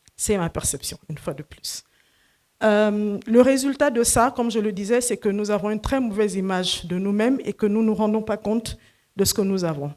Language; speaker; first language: French; non-native, local second language; Fula